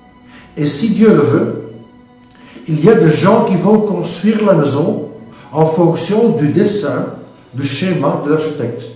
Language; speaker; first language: French; non-native, local second language; Dutch